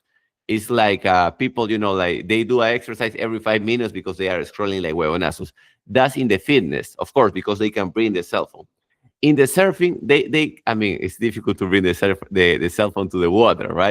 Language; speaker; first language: English; non-native, fluent; Spanish